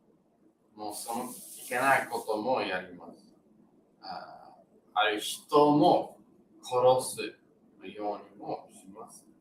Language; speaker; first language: Japanese; non-native, learner; English